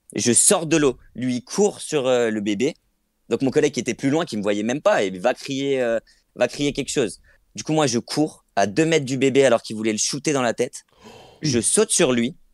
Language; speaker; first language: French; native; French